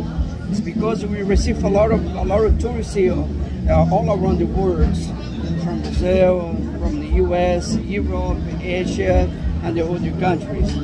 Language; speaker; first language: English; non-native, learner; Portuguese